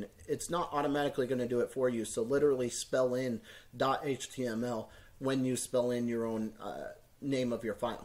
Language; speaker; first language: English; native; English